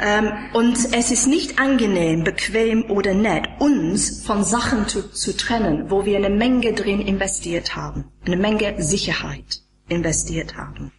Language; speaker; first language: German; non-native, fluent; English